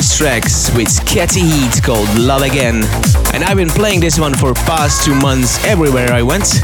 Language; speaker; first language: English; non-native, fluent; Slovak